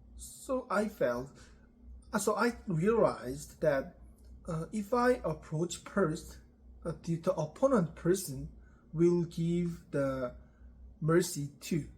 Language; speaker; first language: English; non-native, learner; Korean